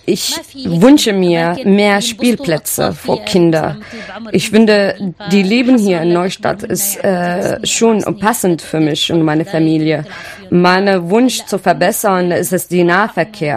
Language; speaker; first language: German; non-native, learner; Arabic